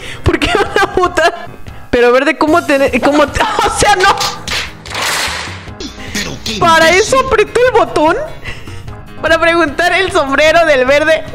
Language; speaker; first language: Spanish; native; Spanish